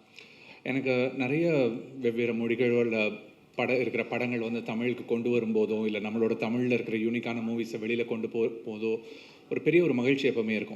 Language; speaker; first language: Tamil; native; Tamil